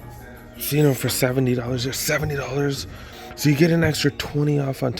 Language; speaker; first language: English; native; English